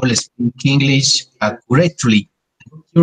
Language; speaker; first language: English; non-native, learner; Spanish